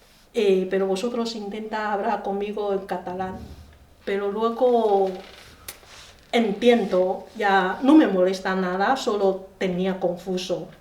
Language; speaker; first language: Spanish; non-native, learner; Chinese